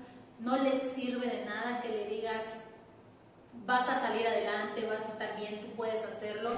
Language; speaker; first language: Spanish; native; Spanish